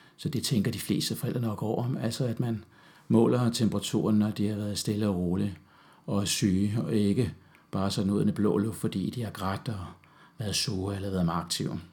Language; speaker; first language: Danish; native; Danish